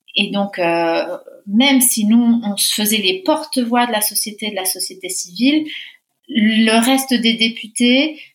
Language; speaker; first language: French; early bilingual, heritage; Spanish